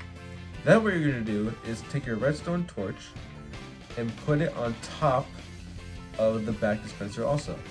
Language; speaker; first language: English; native; English